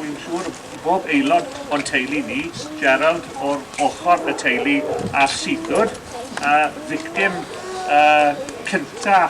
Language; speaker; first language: Welsh; native; Welsh